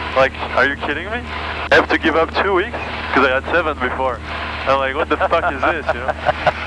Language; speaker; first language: English; non-native, fluent; French